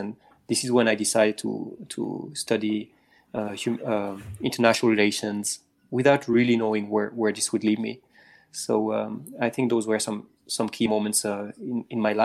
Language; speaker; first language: English; non-native, fluent; French